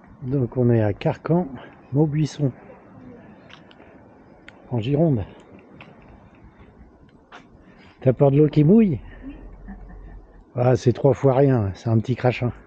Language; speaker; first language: French; native; French